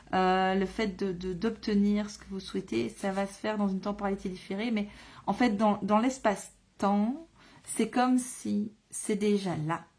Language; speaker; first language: French; native; French